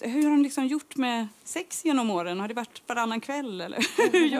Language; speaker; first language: Swedish; native; Swedish